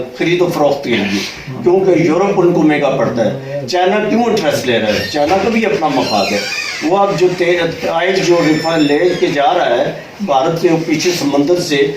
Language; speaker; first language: Urdu; non-native, local second language; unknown